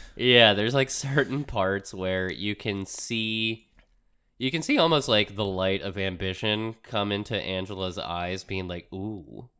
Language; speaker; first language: English; early bilingual, other home language; Spanish